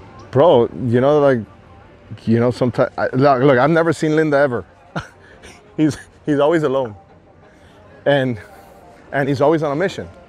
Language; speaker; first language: English; early bilingual, other home language; Spanish